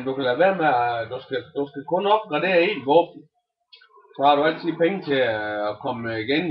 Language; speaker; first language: Danish; native; Danish